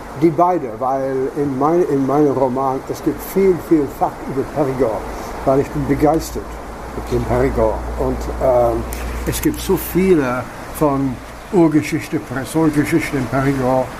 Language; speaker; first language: German; non-native, learner; English